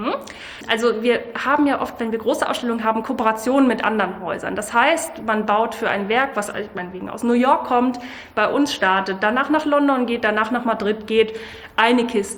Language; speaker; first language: German; native; German